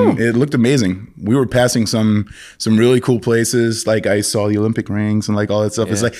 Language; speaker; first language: English; non-native, fluent; German